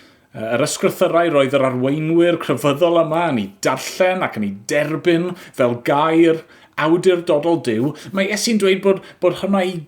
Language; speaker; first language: Welsh; native; Welsh